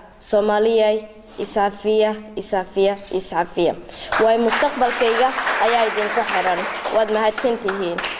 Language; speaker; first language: Somali; early bilingual, heritage; Somali